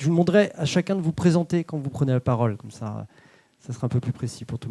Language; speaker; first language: French; native; French